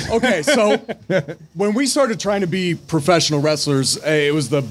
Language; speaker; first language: English; native; English